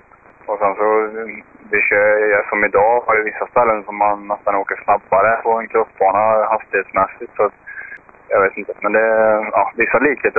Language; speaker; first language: Swedish; native; Swedish